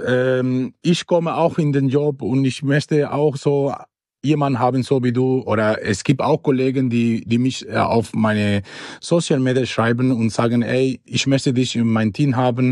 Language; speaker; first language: German; non-native, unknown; Spanish